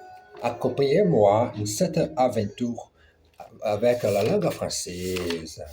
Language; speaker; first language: French; non-native, learner; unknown